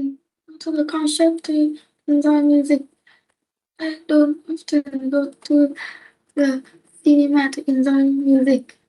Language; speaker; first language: English; non-native, learner; Vietnamese